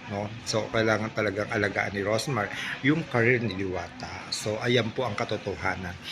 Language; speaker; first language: Filipino; non-native, local second language; Waray